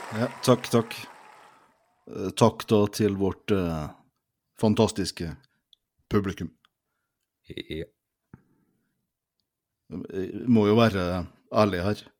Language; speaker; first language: Norwegian; native; Norwegian